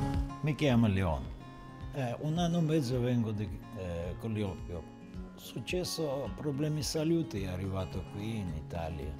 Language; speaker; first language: Italian; non-native, learner; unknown